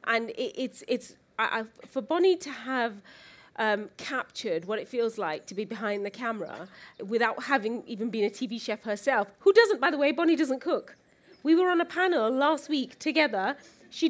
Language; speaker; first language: English; native; English